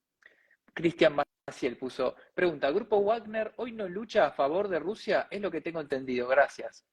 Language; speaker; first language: Spanish; native; Spanish